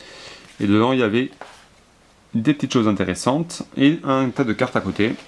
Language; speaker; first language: French; native; French